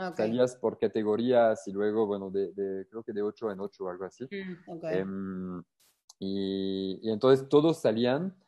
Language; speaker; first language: Spanish; non-native, fluent; French